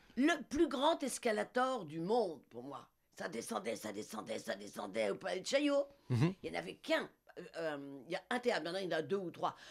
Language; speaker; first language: French; non-native, local second language; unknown